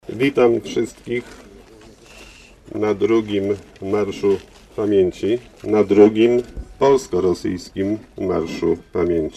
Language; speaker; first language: Polish; native; Polish